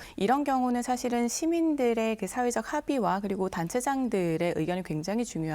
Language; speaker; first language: Korean; native; Korean